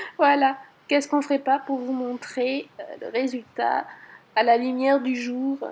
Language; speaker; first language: French; native; French